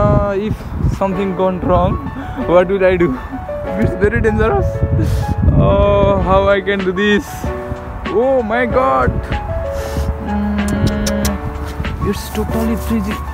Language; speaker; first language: English; non-native, learner; Nepali